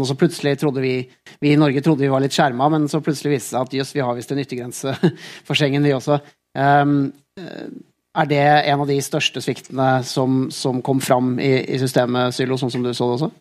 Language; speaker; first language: Norwegian; native; Norwegian